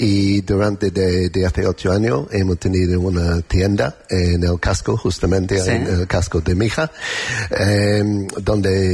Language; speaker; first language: Spanish; non-native, learner; English